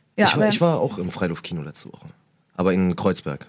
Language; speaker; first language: German; early bilingual, other home language; Arabic